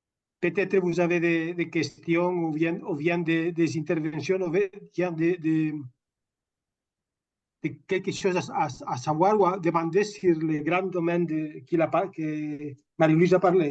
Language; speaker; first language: French; non-native, fluent; Catalan